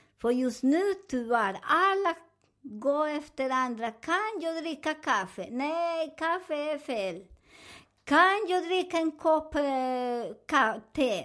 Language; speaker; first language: Swedish; non-native, learner; Spanish